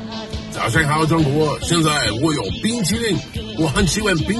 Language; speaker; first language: Chinese; non-native, learner; English